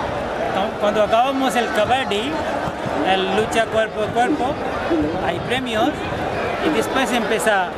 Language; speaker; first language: Spanish; non-native, fluent; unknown